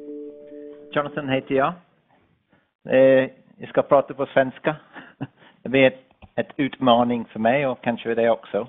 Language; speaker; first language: Swedish; non-native, fluent; English